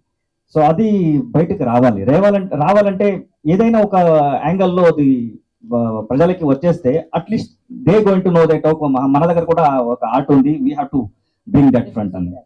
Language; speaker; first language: Telugu; non-native, learner; Kannada